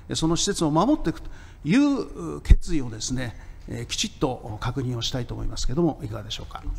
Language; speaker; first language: Japanese; native; Japanese